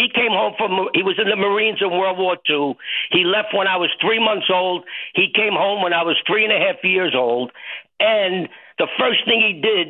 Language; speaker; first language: English; native; English